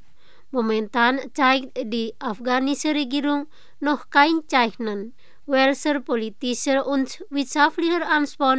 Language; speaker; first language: German; non-native, fluent; Indonesian